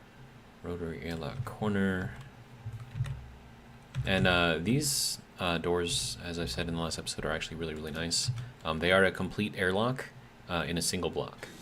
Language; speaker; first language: English; native; English